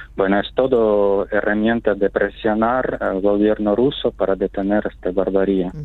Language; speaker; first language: Spanish; non-native, fluent; Ukrainian